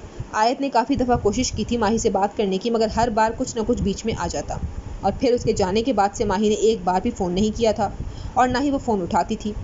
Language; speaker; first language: Urdu; native; Urdu